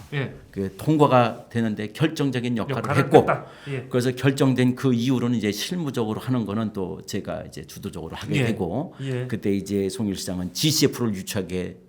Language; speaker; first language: Korean; native; Korean